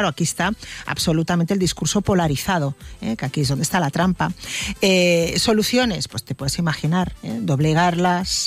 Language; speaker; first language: Spanish; native; Spanish